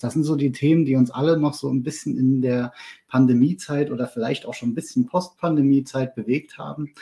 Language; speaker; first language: German; native; German